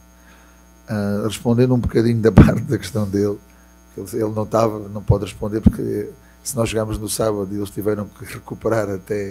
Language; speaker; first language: Portuguese; native; Portuguese